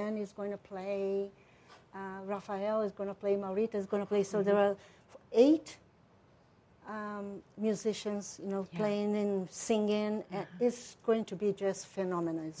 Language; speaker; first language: English; non-native, fluent; Portuguese